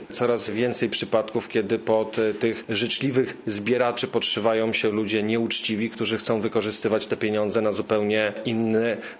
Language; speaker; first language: Polish; native; Polish